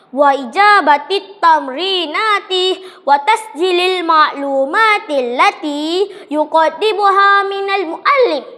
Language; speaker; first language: Arabic; non-native, learner; Malay